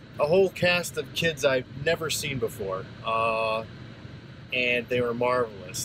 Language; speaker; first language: English; native; English